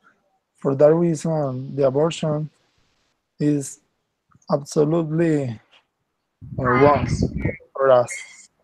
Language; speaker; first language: English; non-native, learner; Spanish